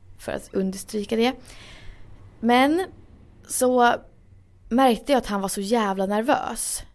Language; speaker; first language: Swedish; native; Swedish